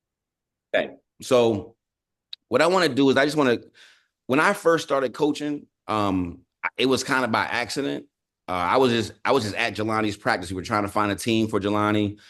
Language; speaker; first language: English; native; English